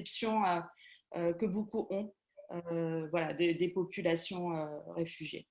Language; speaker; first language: French; native; French